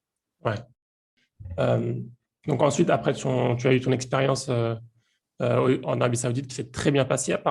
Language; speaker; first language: French; native; French